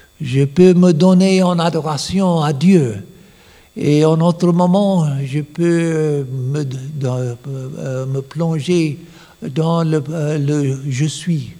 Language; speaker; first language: French; non-native, fluent; English